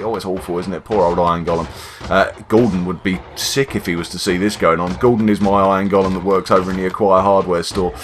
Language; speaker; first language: English; native; English